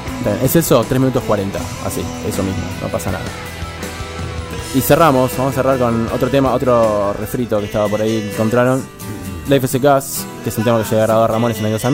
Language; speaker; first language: Spanish; native; Spanish